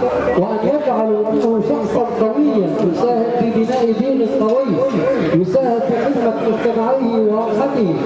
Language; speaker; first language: Arabic; native; Arabic